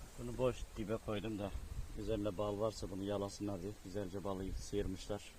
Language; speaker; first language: Turkish; native; Turkish